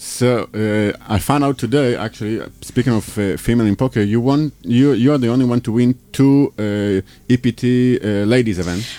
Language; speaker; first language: English; non-native, fluent; Hebrew